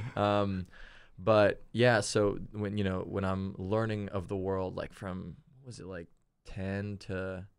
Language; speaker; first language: English; early bilingual, other home language; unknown